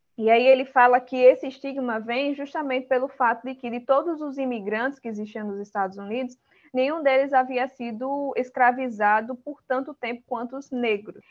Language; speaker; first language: Portuguese; early bilingual, other home language; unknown